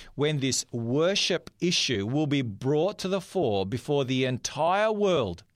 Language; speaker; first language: English; non-native, fluent; Macedonian